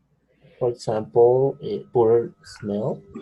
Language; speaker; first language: English; non-native, learner; Spanish